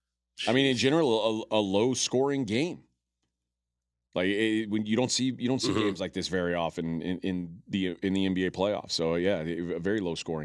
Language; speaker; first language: English; native; English